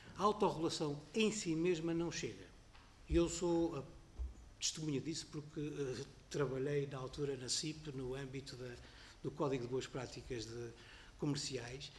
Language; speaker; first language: Portuguese; native; Portuguese